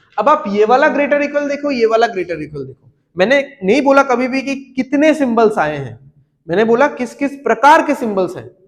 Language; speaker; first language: Hindi; non-native, local second language; Bangla